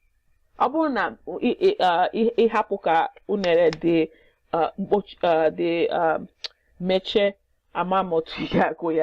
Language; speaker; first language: Igbo; non-native, learner; English